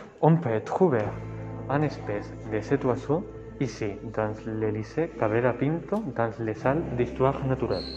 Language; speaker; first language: French; non-native, learner; Spanish